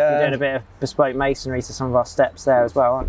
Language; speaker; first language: English; native; English